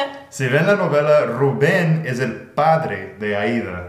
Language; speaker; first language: Spanish; non-native, fluent; English